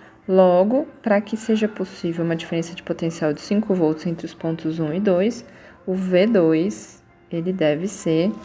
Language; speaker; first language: Portuguese; native; Portuguese